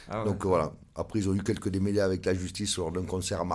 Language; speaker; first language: French; native; French